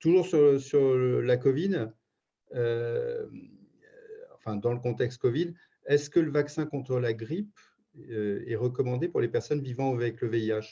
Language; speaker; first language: French; native; French